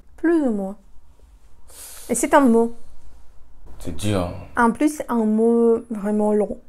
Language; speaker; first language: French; non-native, fluent; Russian